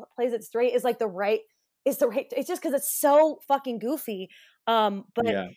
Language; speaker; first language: English; native; English